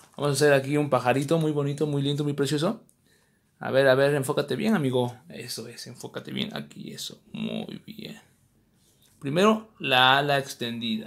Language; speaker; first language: Spanish; native; Spanish